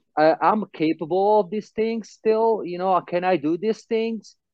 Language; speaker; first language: English; non-native, fluent; Italian